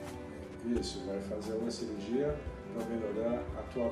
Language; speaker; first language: Portuguese; native; Portuguese